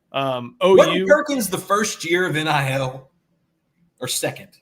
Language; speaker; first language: English; native; English